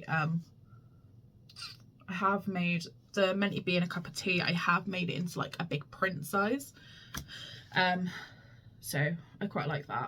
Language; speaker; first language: English; native; English